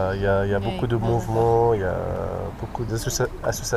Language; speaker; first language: French; non-native, fluent; Arabic